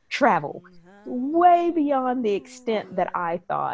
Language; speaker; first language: English; native; English